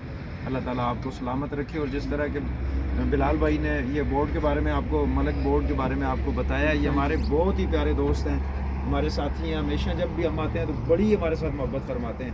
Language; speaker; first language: Urdu; native; Urdu